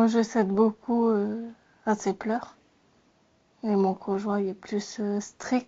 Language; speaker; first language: French; native; French